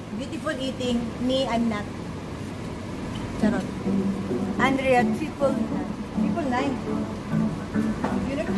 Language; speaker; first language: English; non-native, local second language; Filipino